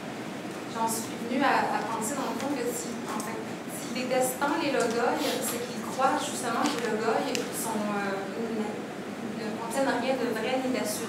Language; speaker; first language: French; native; French